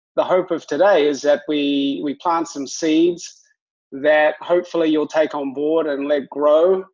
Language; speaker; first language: English; native; English